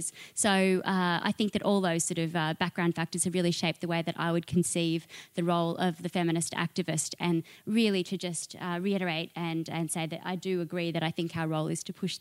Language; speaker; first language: English; native; English